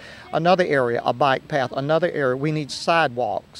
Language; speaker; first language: English; native; English